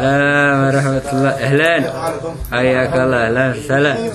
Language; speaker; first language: Arabic; non-native, fluent; Turkish